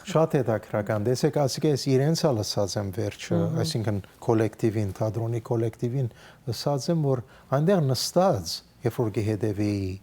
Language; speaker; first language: Armenian; early bilingual, heritage; Armenian